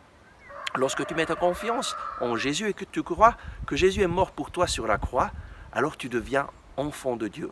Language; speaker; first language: French; native; French